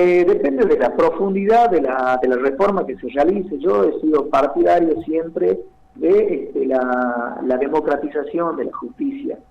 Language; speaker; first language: Spanish; native; Spanish